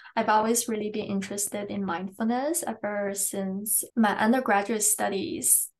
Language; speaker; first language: English; non-native, fluent; Chinese